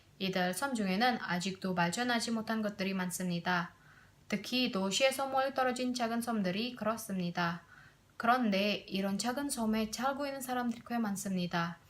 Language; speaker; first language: Korean; non-native, learner; Indonesian